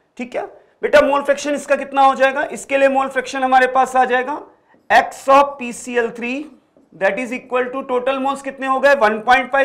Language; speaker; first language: Hindi; native; Hindi